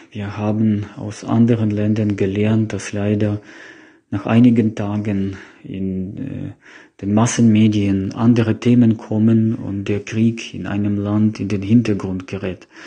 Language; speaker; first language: German; non-native, fluent; Ukrainian